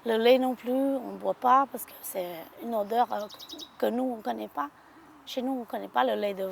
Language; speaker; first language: French; non-native, learner; Hmong